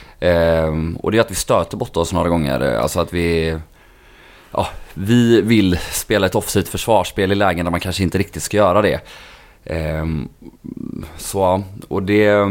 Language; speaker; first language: Swedish; native; Swedish